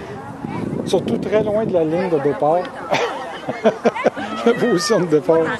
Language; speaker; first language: French; native; French